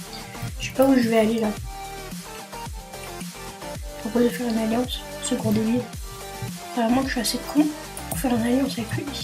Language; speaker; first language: French; native; French